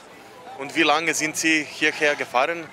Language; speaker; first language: German; non-native, fluent; Slovenian